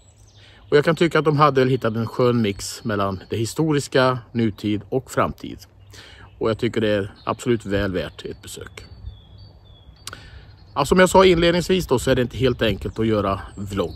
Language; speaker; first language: Swedish; native; Swedish